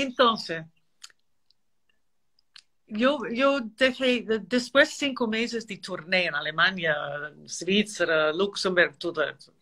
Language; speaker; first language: Spanish; non-native, learner; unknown